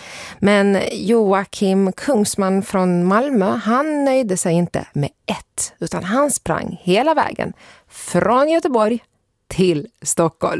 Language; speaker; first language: Swedish; native; Swedish